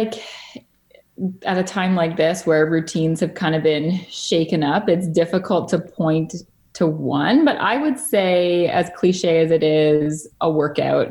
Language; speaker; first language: English; native; English